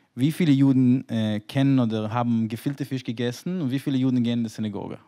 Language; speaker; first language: German; non-native, fluent; Hebrew